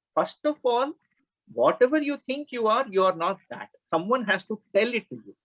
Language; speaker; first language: English; non-native, local second language; Kannada